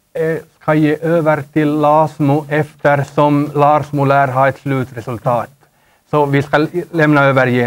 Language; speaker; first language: Swedish; native; Swedish